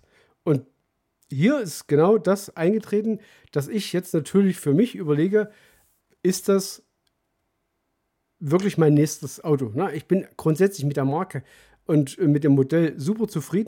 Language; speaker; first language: German; native; German